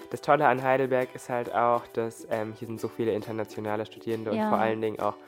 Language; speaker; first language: German; native; German